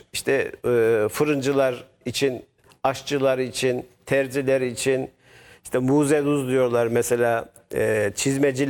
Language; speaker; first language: Turkish; native; Turkish